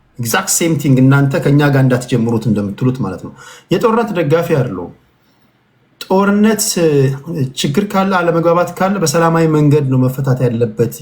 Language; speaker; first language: Amharic; native; Amharic